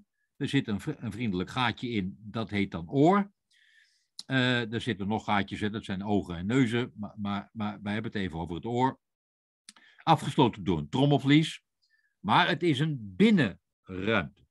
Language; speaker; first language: Dutch; native; Dutch